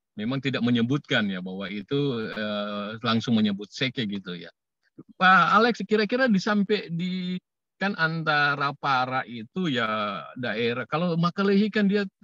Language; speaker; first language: Indonesian; native; Indonesian